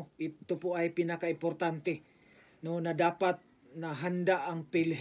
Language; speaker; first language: Filipino; native; Filipino